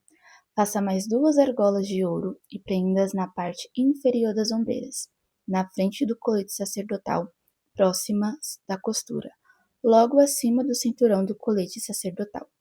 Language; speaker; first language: Portuguese; native; Portuguese